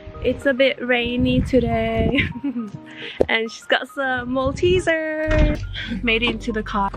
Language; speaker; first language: English; early bilingual, other home language; Thai